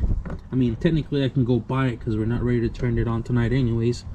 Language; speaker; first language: English; native; English